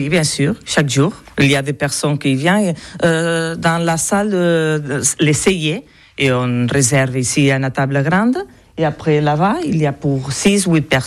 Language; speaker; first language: French; non-native, learner; Catalan